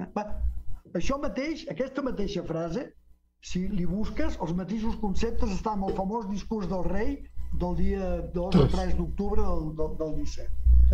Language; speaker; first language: Catalan; early bilingual, heritage; Catalan